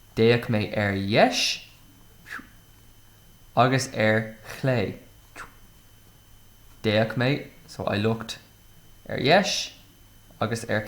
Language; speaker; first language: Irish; non-native, local second language; English